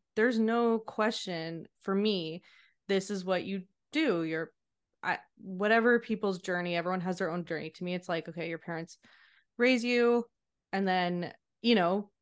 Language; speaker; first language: English; native; English